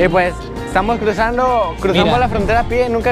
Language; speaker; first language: Spanish; native; Spanish